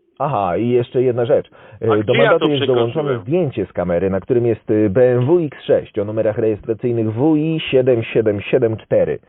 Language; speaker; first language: Polish; native; Polish